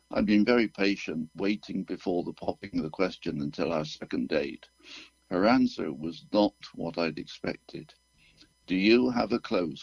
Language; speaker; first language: English; native; English